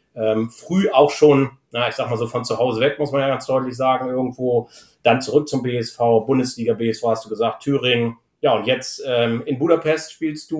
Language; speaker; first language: German; native; German